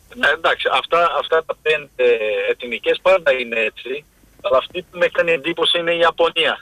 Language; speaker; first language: Greek; non-native, fluent; Portuguese